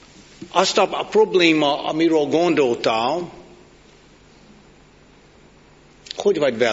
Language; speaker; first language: Hungarian; non-native, learner; English